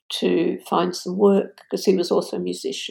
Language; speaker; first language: English; native; English